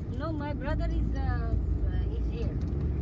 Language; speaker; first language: English; non-native, learner; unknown